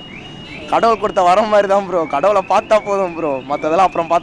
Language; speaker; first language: Tamil; native; Tamil